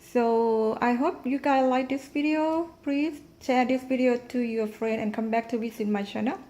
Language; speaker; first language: English; non-native, learner; Thai